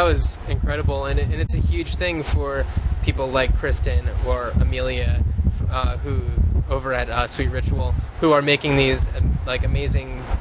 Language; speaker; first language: English; native; English